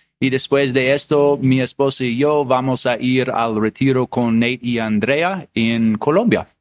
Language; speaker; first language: Spanish; non-native, learner; English